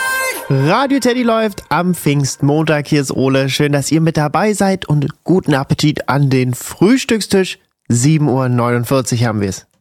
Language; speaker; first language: German; native; German